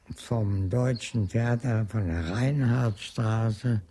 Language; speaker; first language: German; native; German